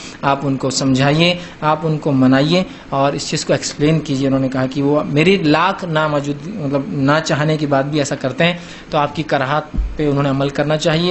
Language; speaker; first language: Urdu; native; Urdu